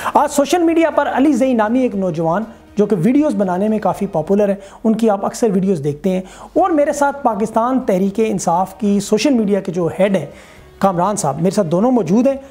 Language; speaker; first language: Urdu; native; Urdu